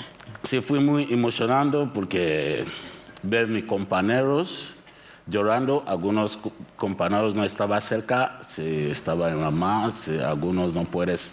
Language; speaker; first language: Spanish; non-native, learner; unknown